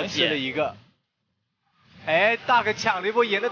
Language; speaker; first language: Chinese; native; Chinese